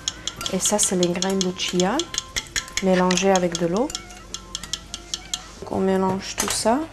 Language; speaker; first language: French; non-native, fluent; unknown